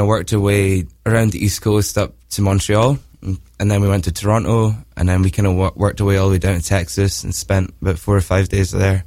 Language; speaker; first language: English; native; English